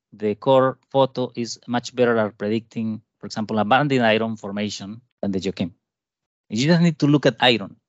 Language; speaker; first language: English; non-native, fluent; Spanish